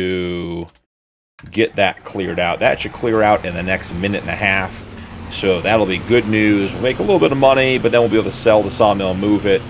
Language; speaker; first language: English; native; English